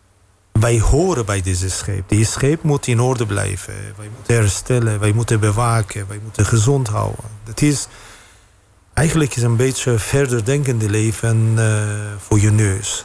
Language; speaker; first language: Dutch; non-native, fluent; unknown